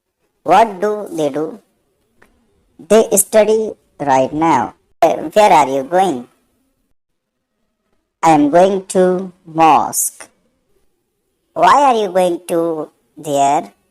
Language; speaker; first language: English; non-native, learner; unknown